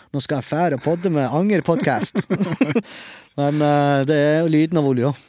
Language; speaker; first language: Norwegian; early bilingual, other home language; Arabic